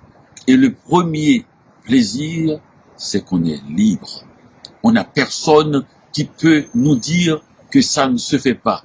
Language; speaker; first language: French; non-native, local second language; Haitian Creole